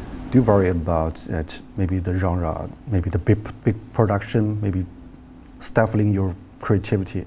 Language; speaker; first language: English; non-native, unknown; Chinese